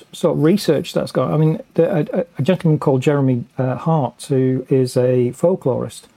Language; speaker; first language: English; native; English